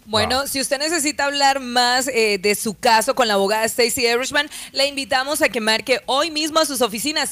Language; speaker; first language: Spanish; native; Spanish